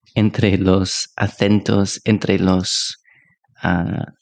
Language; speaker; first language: Spanish; non-native, fluent; English